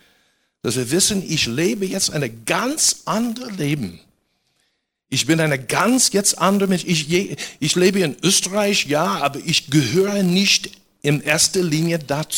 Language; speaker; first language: German; non-native, fluent; English